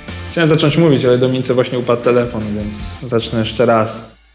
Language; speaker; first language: Polish; native; Polish